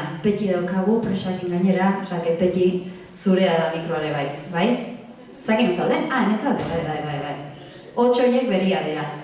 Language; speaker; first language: Basque; native; Basque